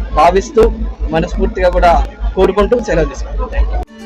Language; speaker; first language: Telugu; native; Telugu